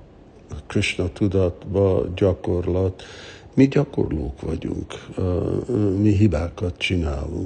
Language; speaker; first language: Hungarian; early bilingual, heritage; Hungarian